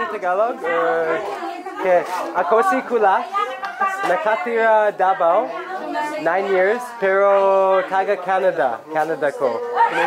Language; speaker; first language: Filipino; non-native, learner; English